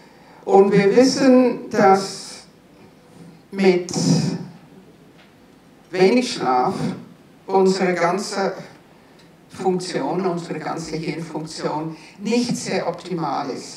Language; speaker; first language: German; non-native, fluent; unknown